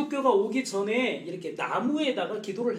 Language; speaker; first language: Korean; native; Korean